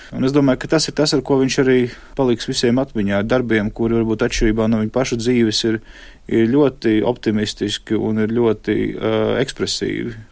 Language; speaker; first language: Latvian; native; Latvian